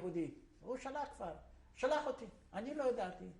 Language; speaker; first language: Hebrew; non-native, fluent; Polish